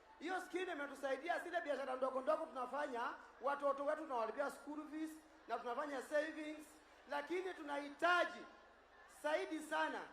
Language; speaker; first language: Swahili; native; Swahili